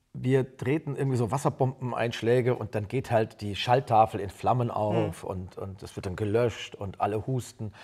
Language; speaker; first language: German; native; German